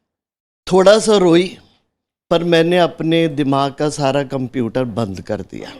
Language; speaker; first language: Hindi; native; Hindi